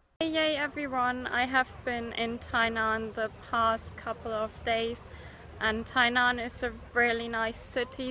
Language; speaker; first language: English; non-native, fluent; German